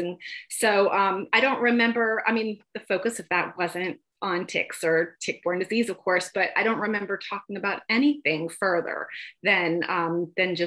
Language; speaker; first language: English; native; English